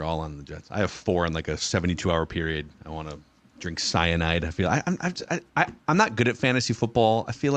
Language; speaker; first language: English; native; English